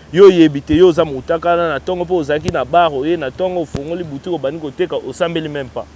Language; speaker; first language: Lingala; non-native, local second language; Kongo